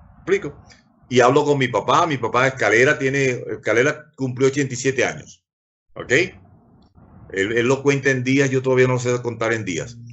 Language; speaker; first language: Spanish; native; Spanish